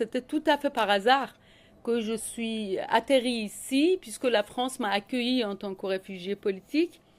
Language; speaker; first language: French; non-native, fluent; Persian